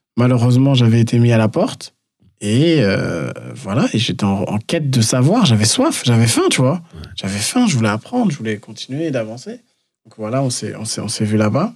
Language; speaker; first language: French; native; French